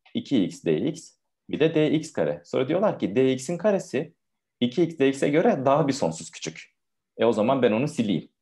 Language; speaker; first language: Turkish; native; Turkish